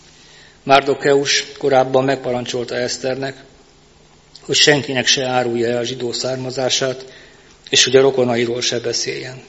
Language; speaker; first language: Hungarian; native; Hungarian